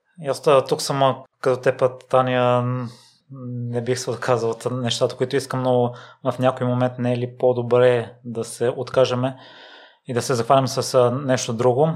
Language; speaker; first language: Bulgarian; native; Bulgarian